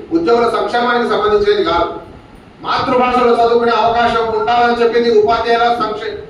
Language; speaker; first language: Telugu; native; Telugu